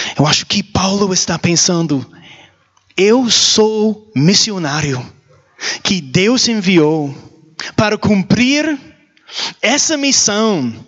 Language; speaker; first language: Portuguese; non-native, learner; English